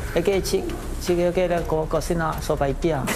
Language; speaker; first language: Spanish; non-native, learner; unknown